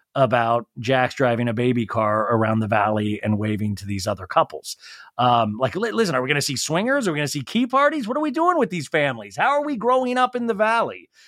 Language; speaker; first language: English; native; English